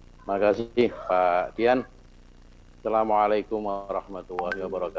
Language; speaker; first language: Indonesian; native; Indonesian